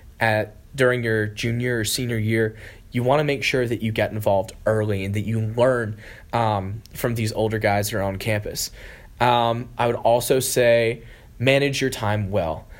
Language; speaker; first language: English; native; English